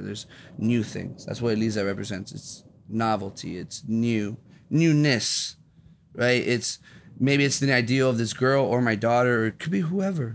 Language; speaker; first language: English; native; English